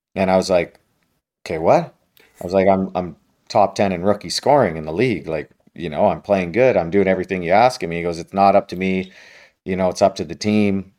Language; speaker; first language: English; native; English